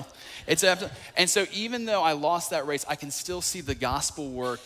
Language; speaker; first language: English; native; English